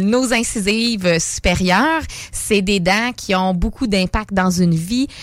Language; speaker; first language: French; native; French